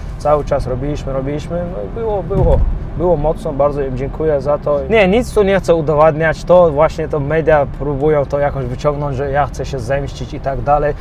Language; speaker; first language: Polish; non-native, fluent; Chechen